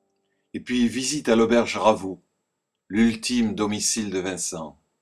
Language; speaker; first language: French; native; French